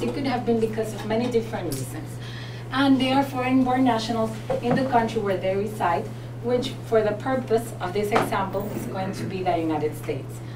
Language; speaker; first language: English; non-native, fluent; Spanish